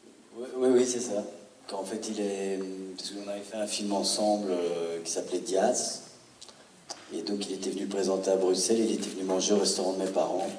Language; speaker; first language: French; early bilingual, other home language; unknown